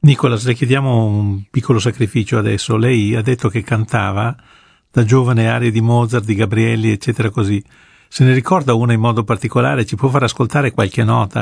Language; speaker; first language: Italian; native; Italian